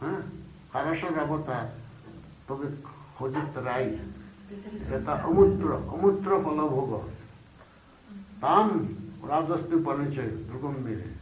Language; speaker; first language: Russian; non-native, learner; Bangla